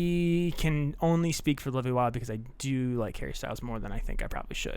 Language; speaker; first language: English; native; English